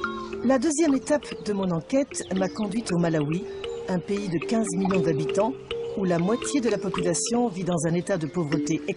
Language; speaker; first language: French; native; French